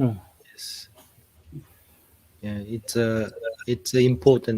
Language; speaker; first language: English; non-native, fluent; Korean